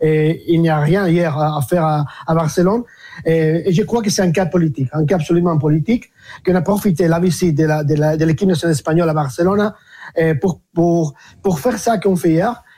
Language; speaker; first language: French; non-native, fluent; Spanish